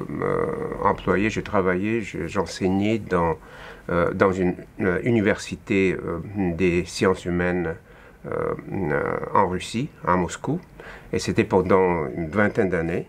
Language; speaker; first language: French; non-native, fluent; Russian